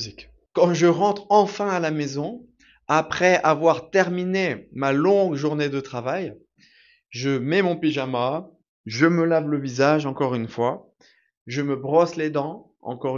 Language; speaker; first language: French; native; French